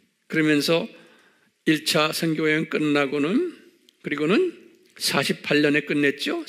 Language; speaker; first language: Korean; native; Korean